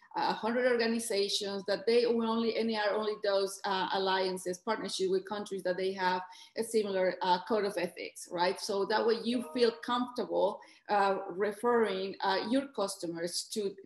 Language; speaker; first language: English; non-native, fluent; Spanish